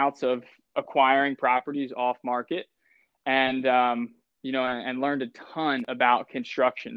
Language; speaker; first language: English; native; English